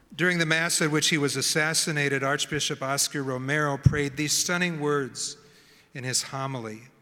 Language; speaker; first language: English; native; English